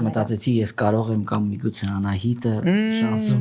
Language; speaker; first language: Armenian; native; Armenian